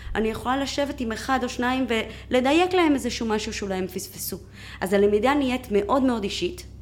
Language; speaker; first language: Hebrew; non-native, fluent; Spanish